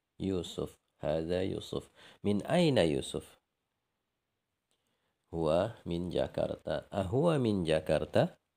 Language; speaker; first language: Arabic; non-native, fluent; Indonesian